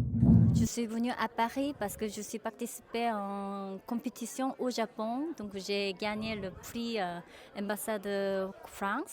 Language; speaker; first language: French; non-native, learner; Korean